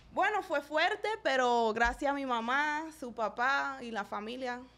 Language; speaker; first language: Spanish; early bilingual, heritage; Spanish